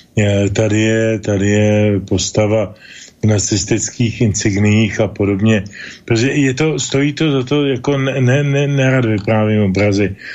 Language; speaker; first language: Czech; native; Czech